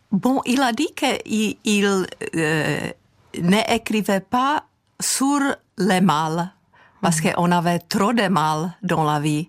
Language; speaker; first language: French; non-native, fluent; Czech